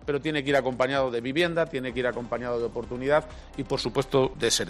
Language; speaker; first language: Spanish; native; Spanish